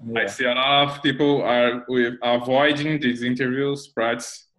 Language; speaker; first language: English; non-native, learner; Portuguese